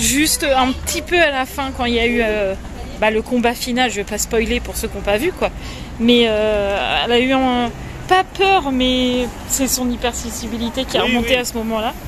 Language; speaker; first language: French; native; French